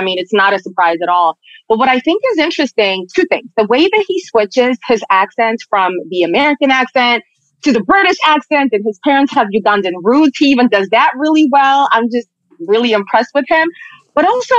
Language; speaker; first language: English; native; English